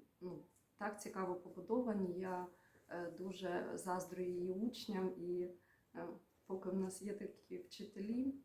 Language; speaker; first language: Ukrainian; non-native, local second language; Russian